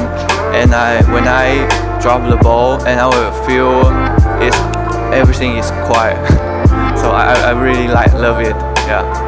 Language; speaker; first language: English; non-native, learner; Chinese